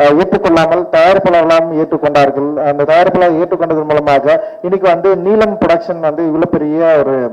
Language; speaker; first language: Tamil; native; Tamil